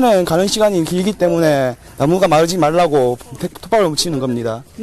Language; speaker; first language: Korean; native; Korean